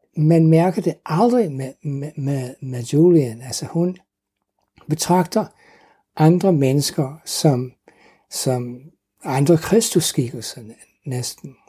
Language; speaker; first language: Danish; non-native, fluent; English